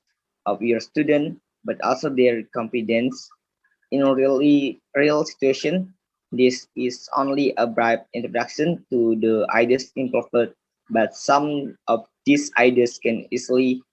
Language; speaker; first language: English; non-native, learner; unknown